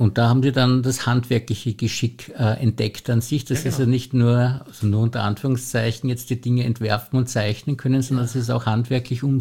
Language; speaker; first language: German; native; German